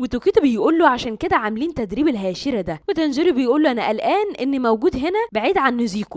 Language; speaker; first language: Arabic; native; Arabic